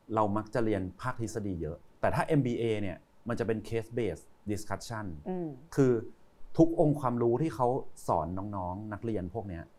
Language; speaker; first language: Thai; native; Thai